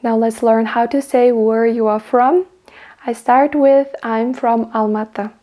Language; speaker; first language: English; non-native, fluent; Kazakh